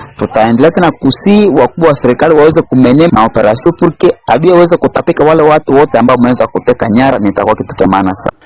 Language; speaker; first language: Swahili; non-native, local second language; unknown